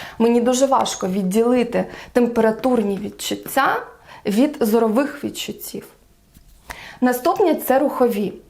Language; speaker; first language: Ukrainian; non-native, local second language; Russian